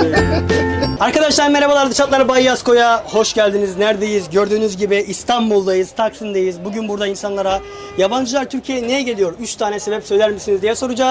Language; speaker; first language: Turkish; native; Turkish